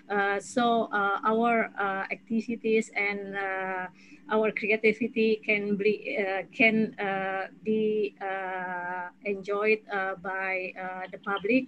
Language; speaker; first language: English; non-native, fluent; Indonesian